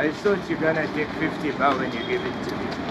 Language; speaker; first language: English; non-native, learner; Arabic